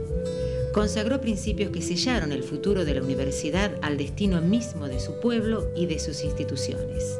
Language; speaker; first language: Spanish; native; Spanish